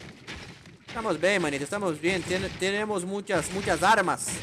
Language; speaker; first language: Spanish; non-native, learner; Portuguese